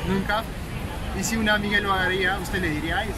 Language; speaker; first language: Spanish; non-native, fluent; French